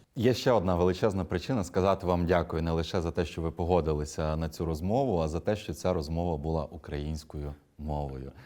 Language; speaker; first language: Ukrainian; native; Ukrainian